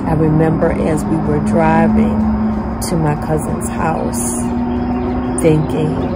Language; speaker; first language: English; native; English